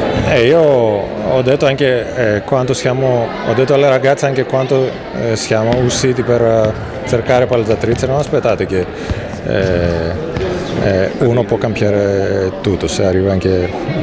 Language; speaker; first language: Italian; non-native, fluent; Greek